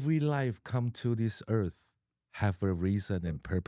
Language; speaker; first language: English; non-native, learner; Chinese